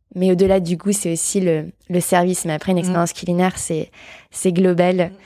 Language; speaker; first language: French; native; French